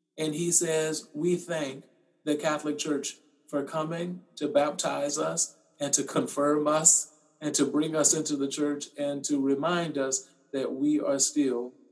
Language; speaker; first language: English; native; English